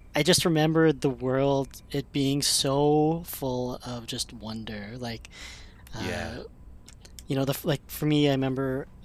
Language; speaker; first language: English; native; English